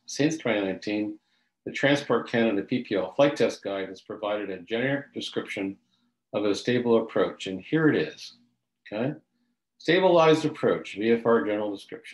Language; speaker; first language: English; native; English